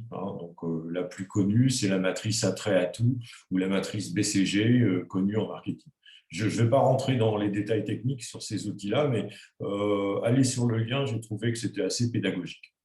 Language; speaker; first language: French; native; French